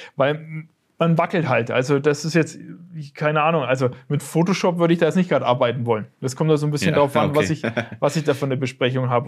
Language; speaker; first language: German; native; German